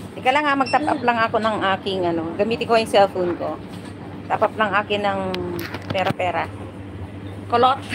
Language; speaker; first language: Filipino; native; Filipino